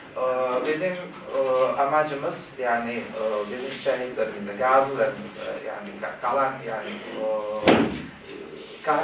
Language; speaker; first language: Turkish; non-native, fluent; Bosnian